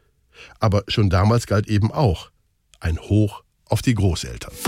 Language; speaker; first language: German; native; German